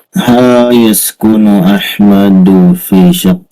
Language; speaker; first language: Arabic; non-native, learner; Indonesian